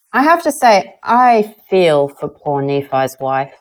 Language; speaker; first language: English; native; English